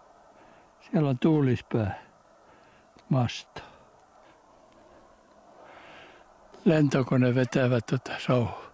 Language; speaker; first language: Finnish; native; Finnish